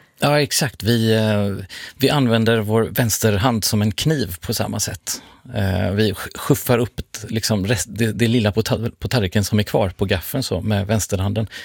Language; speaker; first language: Swedish; native; Swedish